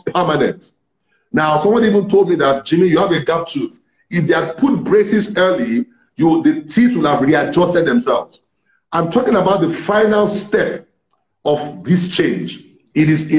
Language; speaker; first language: English; non-native, local second language; Yoruba